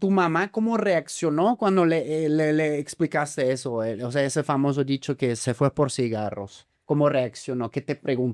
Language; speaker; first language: Spanish; native; Spanish